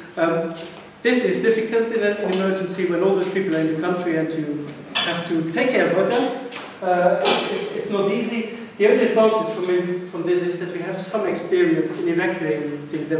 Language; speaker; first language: English; non-native, fluent; Luxembourgish